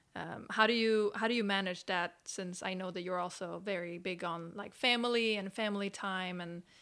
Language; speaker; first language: English; non-native, fluent; Swedish